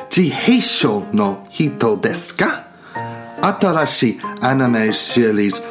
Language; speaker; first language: Japanese; non-native, learner; English